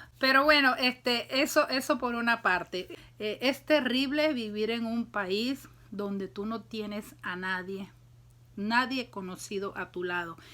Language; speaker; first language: Spanish; native; Spanish